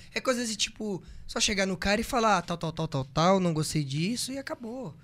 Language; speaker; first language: Portuguese; native; Portuguese